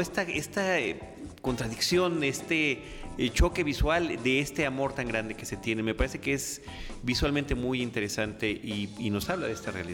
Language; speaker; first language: Spanish; native; Spanish